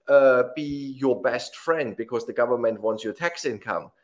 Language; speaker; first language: English; non-native, fluent; German